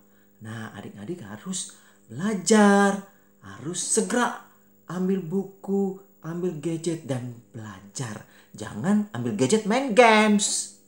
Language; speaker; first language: Malay; native; Malay